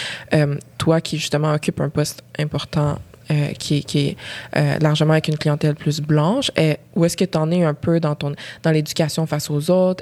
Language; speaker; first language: French; native; French